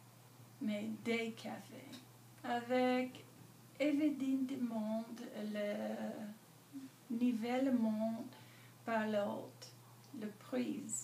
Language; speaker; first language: French; non-native, learner; English